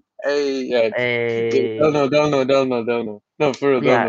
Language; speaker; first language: English; non-native, local second language; Malay